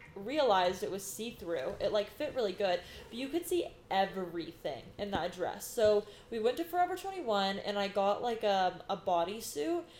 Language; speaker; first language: English; native; English